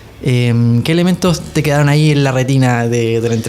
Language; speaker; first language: Spanish; native; Spanish